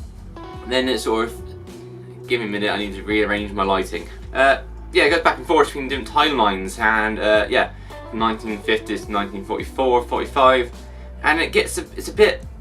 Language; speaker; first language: English; native; English